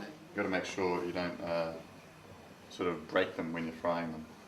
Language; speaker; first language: English; native; English